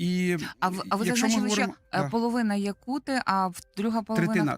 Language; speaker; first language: Ukrainian; native; Ukrainian